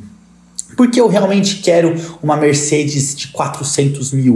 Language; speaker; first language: Portuguese; native; Portuguese